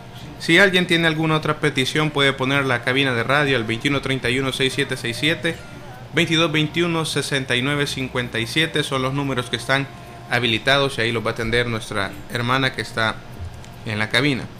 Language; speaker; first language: Spanish; native; Spanish